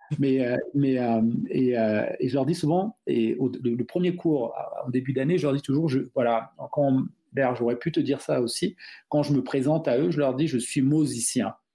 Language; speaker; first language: French; non-native, local second language; Duala